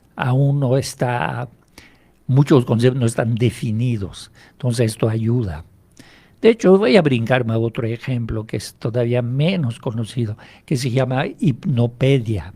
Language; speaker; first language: Spanish; non-native, fluent; French